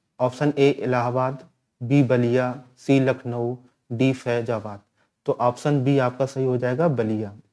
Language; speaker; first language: Hindi; native; Hindi